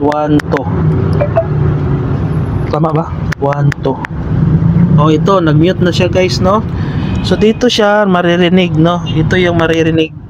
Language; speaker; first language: Filipino; non-native, local second language; Cebuano